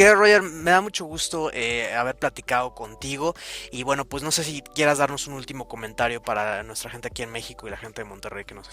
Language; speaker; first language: Spanish; native; Spanish